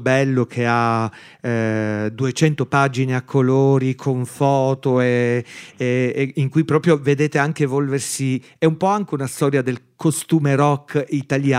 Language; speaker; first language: Italian; native; Italian